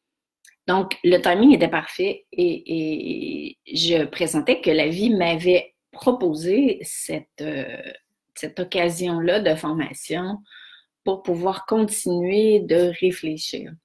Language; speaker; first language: French; native; French